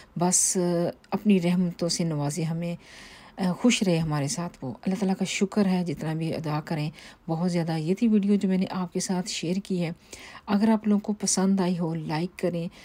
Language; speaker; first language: Urdu; native; Urdu